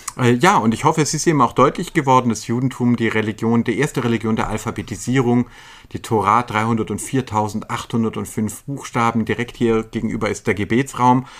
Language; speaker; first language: German; native; German